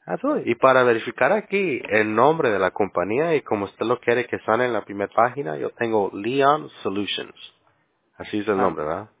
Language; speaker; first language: Spanish; early bilingual, heritage; Spanish